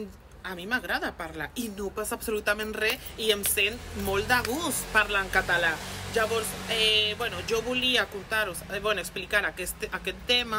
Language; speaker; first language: Catalan; early bilingual, other home language; Spanish